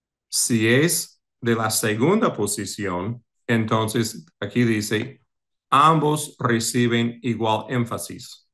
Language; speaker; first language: Spanish; non-native, fluent; English